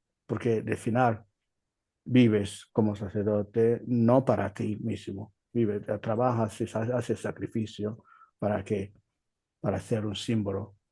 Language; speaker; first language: Spanish; non-native, learner; Igbo